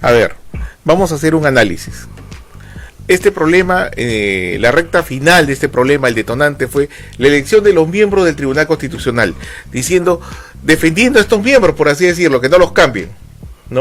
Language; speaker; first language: Spanish; native; Spanish